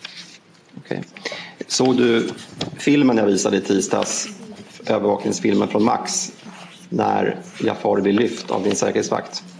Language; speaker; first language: Swedish; native; Swedish